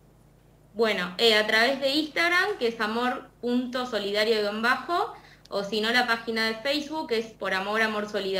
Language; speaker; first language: Spanish; native; Spanish